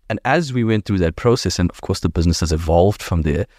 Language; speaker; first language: English; native; English